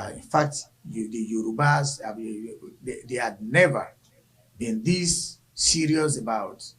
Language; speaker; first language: English; non-native, local second language; Yoruba